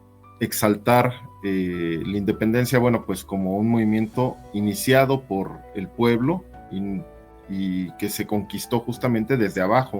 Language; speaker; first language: Spanish; native; Spanish